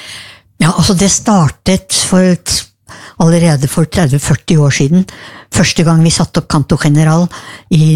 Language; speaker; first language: Norwegian; native; Norwegian